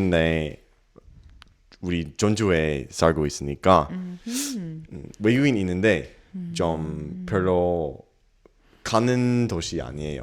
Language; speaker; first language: Korean; non-native, learner; English